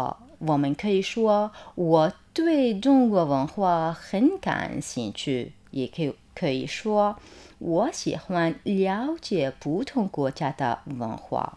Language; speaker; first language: Chinese; non-native, fluent; Arabic